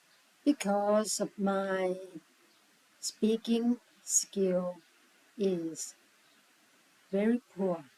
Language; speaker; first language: English; non-native, learner; Thai